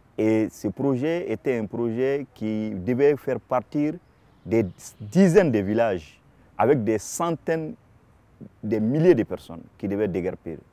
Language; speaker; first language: French; non-native, local second language; Bambara